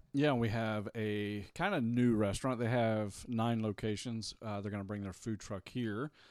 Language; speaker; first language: English; native; English